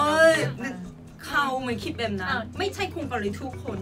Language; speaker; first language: Thai; non-native, learner; Korean